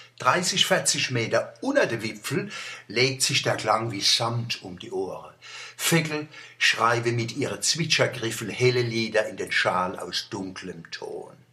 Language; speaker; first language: German; native; German